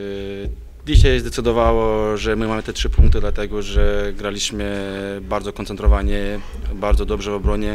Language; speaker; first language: Polish; non-native, fluent; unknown